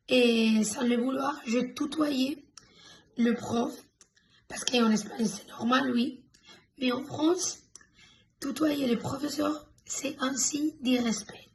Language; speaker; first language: French; non-native, fluent; Spanish